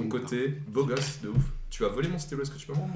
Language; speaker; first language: French; native; French